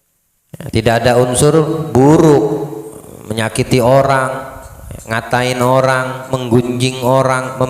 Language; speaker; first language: Indonesian; native; Indonesian